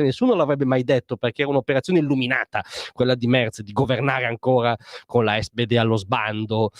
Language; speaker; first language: Italian; native; Italian